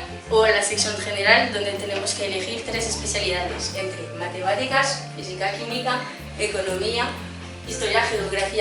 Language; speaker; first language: Spanish; non-native, learner; French